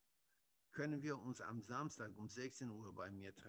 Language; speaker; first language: German; non-native, fluent; Persian